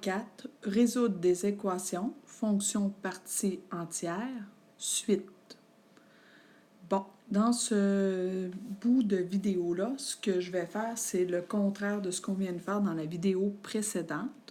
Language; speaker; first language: French; native; French